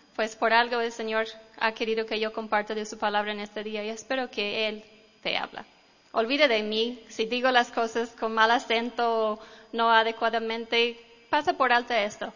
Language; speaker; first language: Spanish; non-native, fluent; English